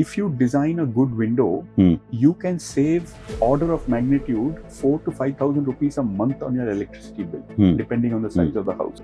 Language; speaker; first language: English; non-native, local second language; Hindi